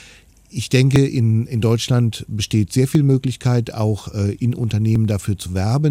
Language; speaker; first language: German; native; German